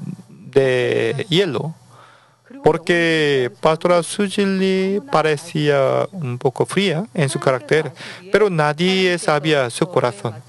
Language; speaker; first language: Spanish; non-native, learner; Korean